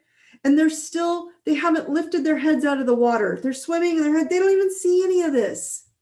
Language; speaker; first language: English; native; English